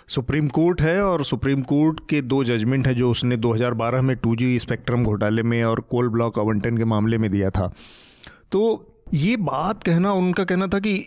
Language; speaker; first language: Hindi; native; Hindi